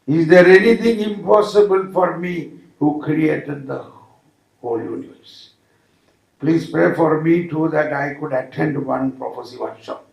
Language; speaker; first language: English; non-native, local second language; Malayalam